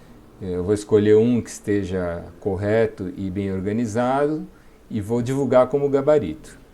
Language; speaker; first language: Portuguese; native; Portuguese